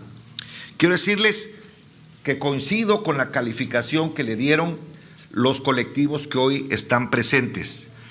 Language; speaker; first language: Spanish; native; Spanish